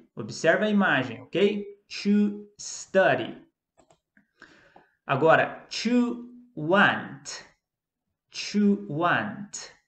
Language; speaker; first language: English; non-native, fluent; Portuguese